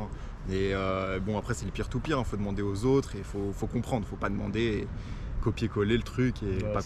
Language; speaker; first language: French; native; French